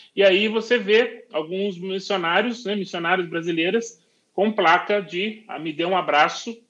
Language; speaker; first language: Portuguese; native; Portuguese